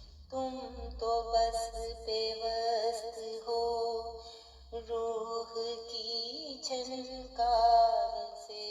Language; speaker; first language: Urdu; native; Urdu